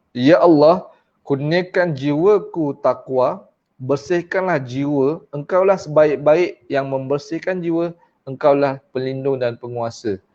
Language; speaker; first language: Malay; native; Malay